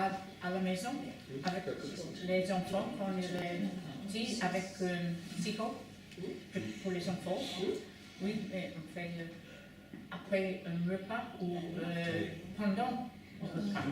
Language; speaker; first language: French; non-native, learner; English